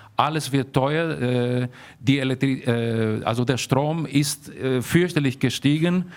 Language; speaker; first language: German; early bilingual, heritage; German